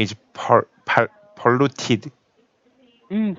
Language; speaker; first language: English; non-native, learner; Korean